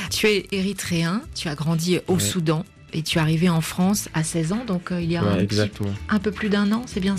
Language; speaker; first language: French; native; French